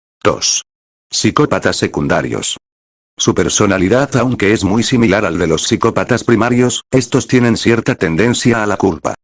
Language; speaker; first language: Spanish; native; Spanish